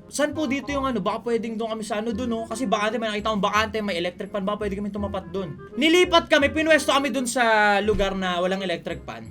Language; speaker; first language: Filipino; native; Filipino